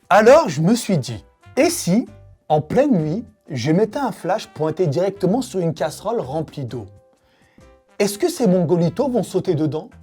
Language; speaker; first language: French; native; French